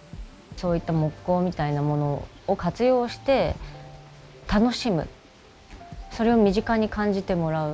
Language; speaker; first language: Japanese; native; Japanese